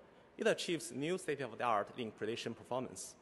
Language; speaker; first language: English; non-native, fluent; Chinese